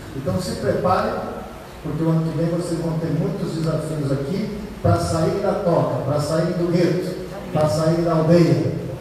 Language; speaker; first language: Portuguese; native; Portuguese